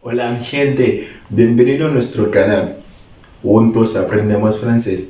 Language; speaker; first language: Spanish; non-native, fluent; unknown